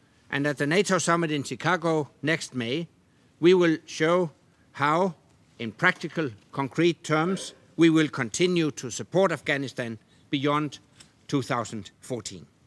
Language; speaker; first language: English; non-native, fluent; Danish